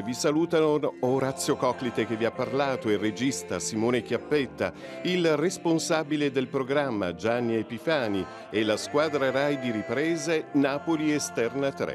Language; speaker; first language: Italian; native; Italian